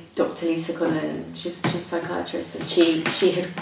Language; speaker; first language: English; native; English